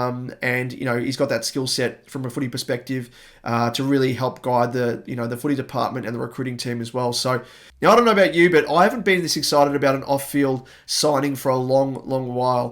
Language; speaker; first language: English; native; English